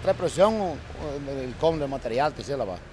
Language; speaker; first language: French; non-native, learner; Italian